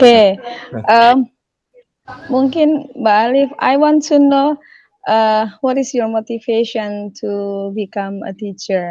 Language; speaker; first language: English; non-native, learner; Indonesian